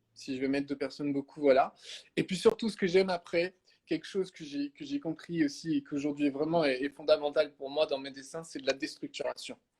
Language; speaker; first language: French; native; French